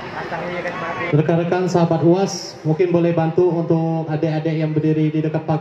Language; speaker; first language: Indonesian; native; Indonesian